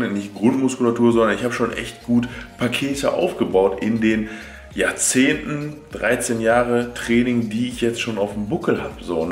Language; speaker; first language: German; native; German